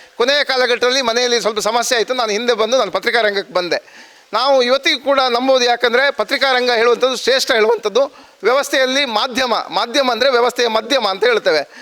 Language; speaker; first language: Kannada; native; Kannada